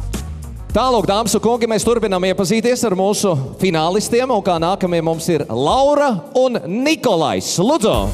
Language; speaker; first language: Latvian; native; Latvian